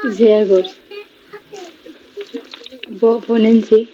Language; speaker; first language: German; non-native, learner; Bangla